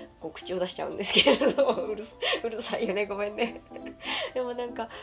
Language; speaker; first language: Japanese; native; Japanese